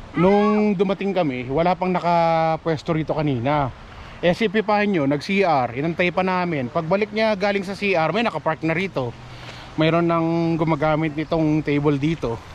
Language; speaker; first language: Filipino; non-native, local second language; Iloko